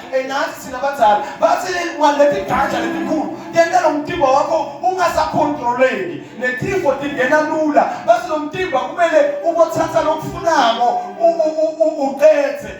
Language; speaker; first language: Zulu; non-native, local second language; Swati